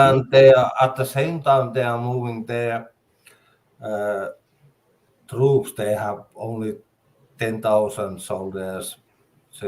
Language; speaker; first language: English; non-native, learner; Finnish